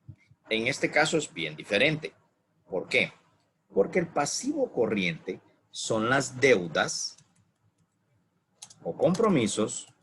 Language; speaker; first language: Spanish; native; Spanish